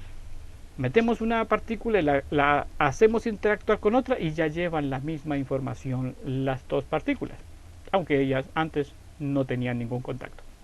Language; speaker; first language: Spanish; native; Spanish